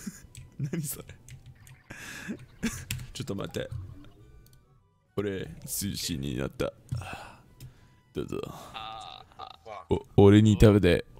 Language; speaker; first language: Japanese; non-native, learner; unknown